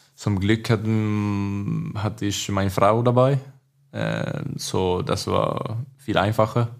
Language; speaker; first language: German; non-native, learner; Swedish